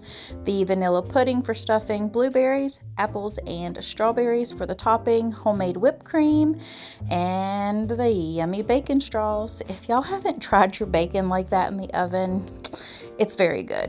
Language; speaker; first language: English; native; English